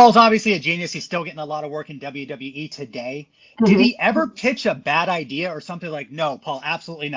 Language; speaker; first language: English; native; English